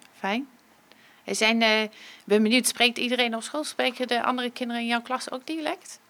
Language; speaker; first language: Dutch; non-native, fluent; English